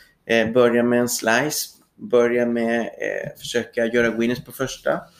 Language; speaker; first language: Swedish; non-native, fluent; Spanish